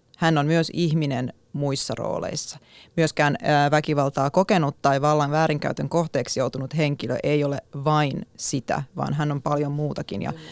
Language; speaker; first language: Finnish; native; Finnish